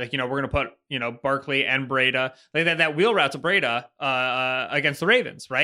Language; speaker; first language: English; native; English